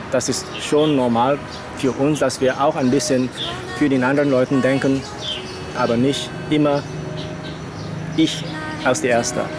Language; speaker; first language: German; non-native, fluent; Chinese